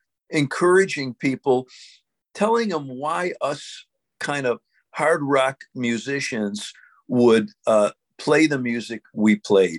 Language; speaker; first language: English; native; English